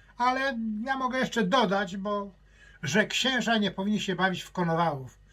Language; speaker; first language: Polish; native; Polish